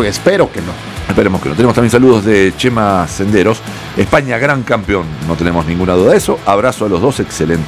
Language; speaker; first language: Spanish; native; Spanish